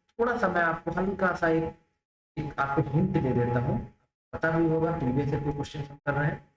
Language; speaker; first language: Hindi; native; Hindi